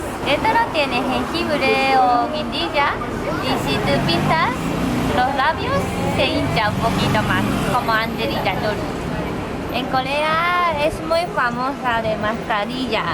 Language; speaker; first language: Spanish; non-native, fluent; Japanese